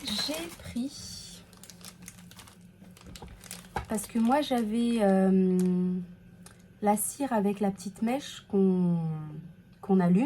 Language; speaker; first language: French; native; French